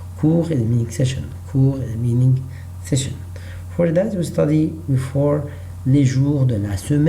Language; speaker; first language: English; non-native, learner; Arabic